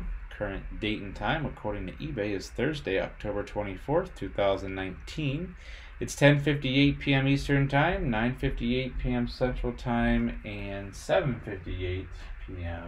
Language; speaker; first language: English; native; English